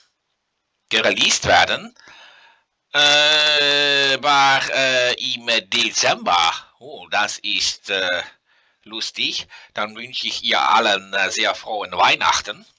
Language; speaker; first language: German; non-native, learner; Dutch